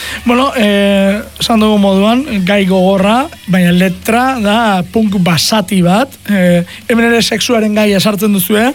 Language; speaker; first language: Basque; native; Basque